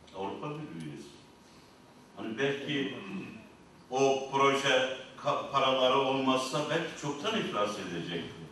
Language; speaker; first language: Turkish; non-native, local second language; Kurdish